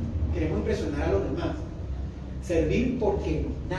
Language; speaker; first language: Spanish; native; Spanish